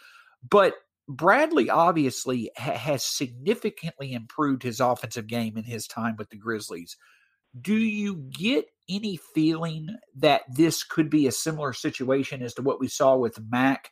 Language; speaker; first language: English; native; English